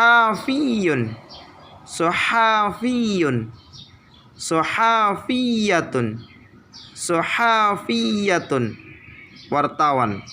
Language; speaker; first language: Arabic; non-native, fluent; Indonesian